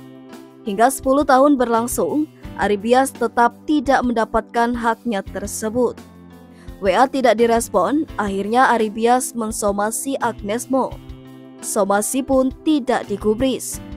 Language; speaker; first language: Indonesian; native; Indonesian